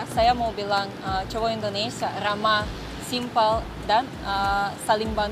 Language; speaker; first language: Indonesian; non-native, fluent; Russian